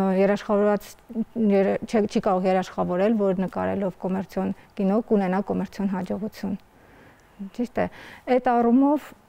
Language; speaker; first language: Armenian; native; Armenian